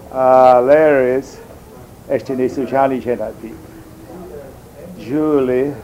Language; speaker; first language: Czech; early bilingual, heritage; Czech